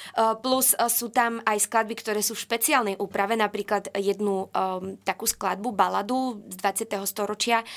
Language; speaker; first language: Slovak; non-native, local second language; Rusyn